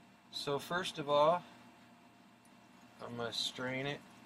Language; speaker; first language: English; native; English